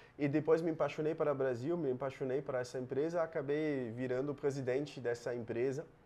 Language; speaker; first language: Portuguese; non-native, fluent; German